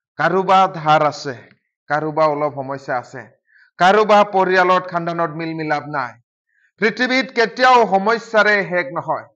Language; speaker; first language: Assamese; non-native, local second language; Bodo